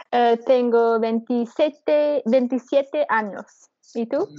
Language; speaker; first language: Spanish; non-native, learner; English